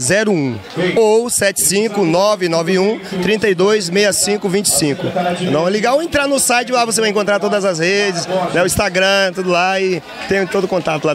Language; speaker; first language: Portuguese; native; Portuguese